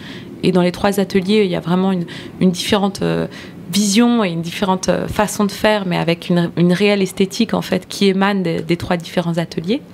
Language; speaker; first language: French; native; French